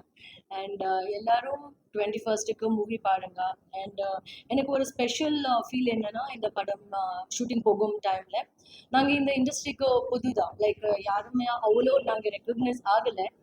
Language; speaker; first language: Tamil; non-native, fluent; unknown